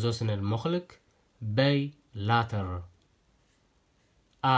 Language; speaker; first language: Dutch; non-native, fluent; Tigrinya